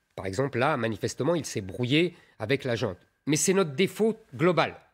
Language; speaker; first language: French; native; French